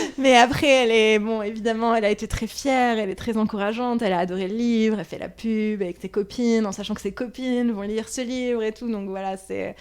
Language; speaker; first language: French; non-native, local second language; Arabic